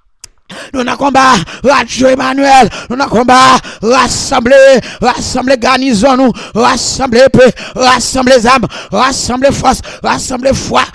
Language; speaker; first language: French; non-native, local second language; Haitian Creole